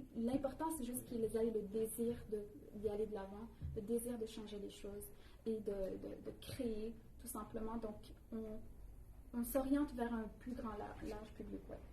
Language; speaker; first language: French; early bilingual, other home language; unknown